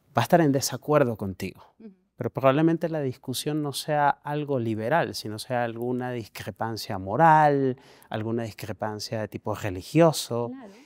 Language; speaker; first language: Spanish; native; Spanish